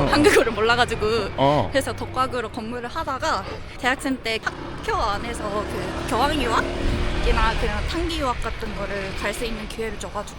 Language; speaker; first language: Korean; non-native, fluent; Japanese